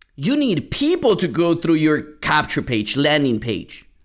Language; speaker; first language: English; early bilingual, other home language; Spanish